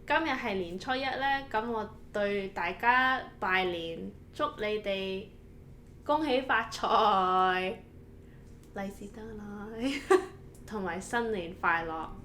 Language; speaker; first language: Cantonese; early bilingual, heritage; Cantonese